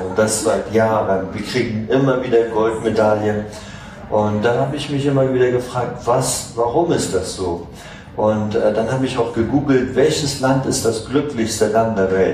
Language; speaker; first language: German; non-native, fluent; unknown